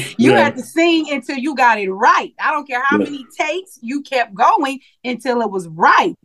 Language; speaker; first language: English; native; English